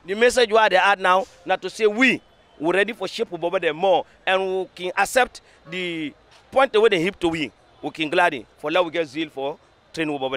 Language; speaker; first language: English; non-native, local second language; Krio